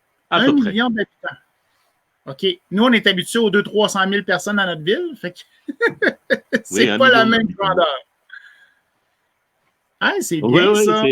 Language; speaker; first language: French; native; French